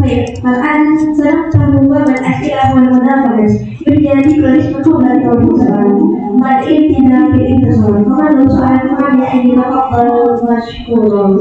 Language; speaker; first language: Arabic; non-native, learner; Indonesian